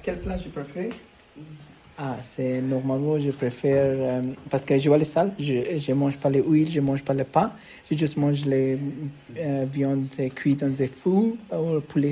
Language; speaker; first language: French; non-native, learner; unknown